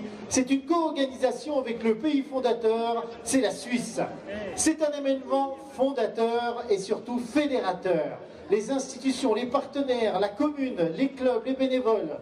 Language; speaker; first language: French; native; French